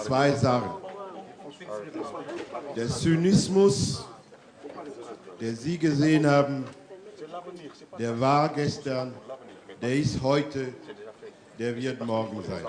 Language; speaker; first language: German; non-native, fluent; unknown